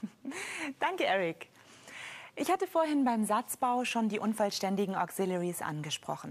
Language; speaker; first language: German; native; German